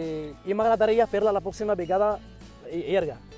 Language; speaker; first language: Catalan; early bilingual, other home language; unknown